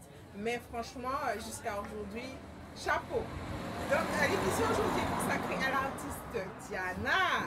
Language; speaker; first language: French; native; French